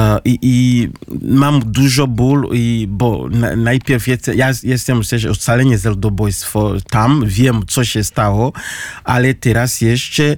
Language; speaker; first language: Polish; non-native, learner; Kinyarwanda